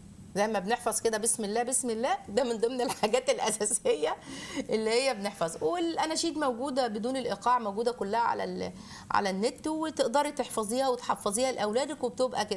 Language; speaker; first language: Arabic; native; Arabic